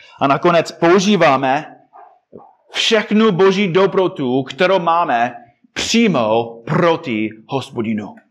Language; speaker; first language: Czech; non-native, fluent; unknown